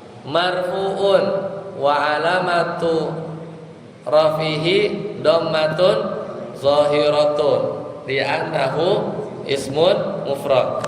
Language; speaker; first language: Arabic; non-native, fluent; Indonesian